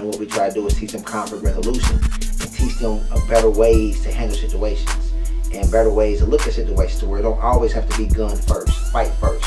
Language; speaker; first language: English; native; English